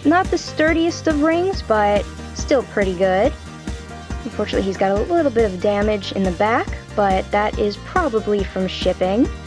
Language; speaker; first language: English; native; English